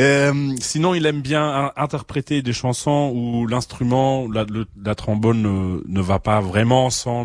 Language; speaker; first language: French; non-native, fluent; German